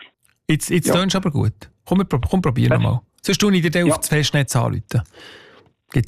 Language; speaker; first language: German; native; German